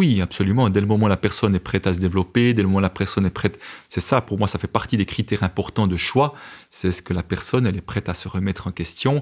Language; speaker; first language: French; native; French